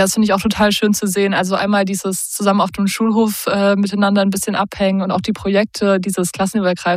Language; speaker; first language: German; native; German